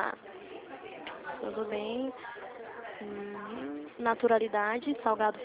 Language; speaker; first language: Portuguese; native; Portuguese